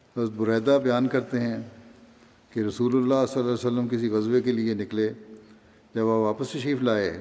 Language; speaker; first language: Urdu; native; Urdu